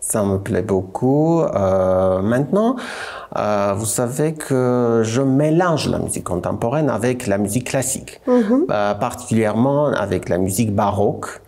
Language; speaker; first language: French; non-native, fluent; Armenian